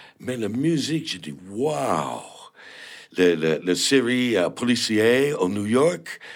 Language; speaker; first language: French; non-native, learner; English